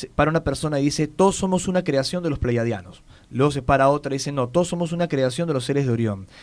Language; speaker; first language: Spanish; native; Spanish